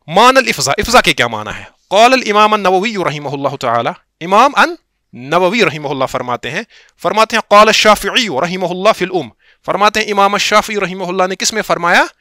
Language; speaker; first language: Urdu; non-native, local second language; Kashmiri